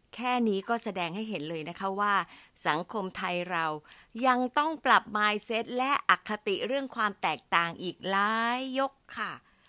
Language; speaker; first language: Thai; native; Thai